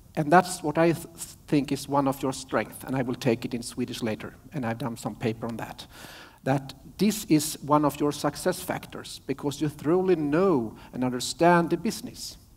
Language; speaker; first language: English; non-native, fluent; Swedish